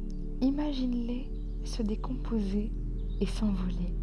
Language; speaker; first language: French; native; French